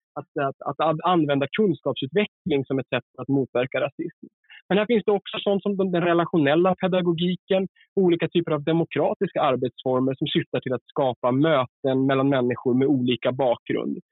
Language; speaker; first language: Swedish; native; Swedish